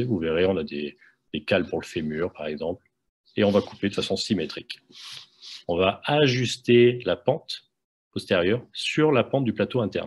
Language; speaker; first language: French; native; French